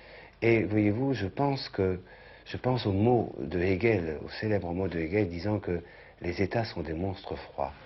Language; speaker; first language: French; native; French